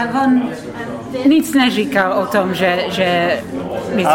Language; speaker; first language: Czech; non-native, learner; English